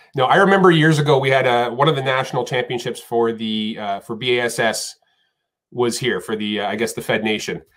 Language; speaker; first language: English; native; English